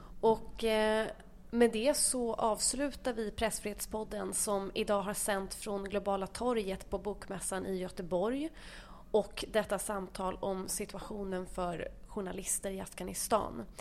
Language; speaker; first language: Swedish; native; Swedish